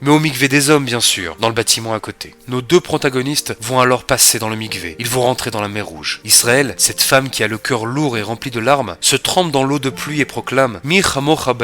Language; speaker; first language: French; native; French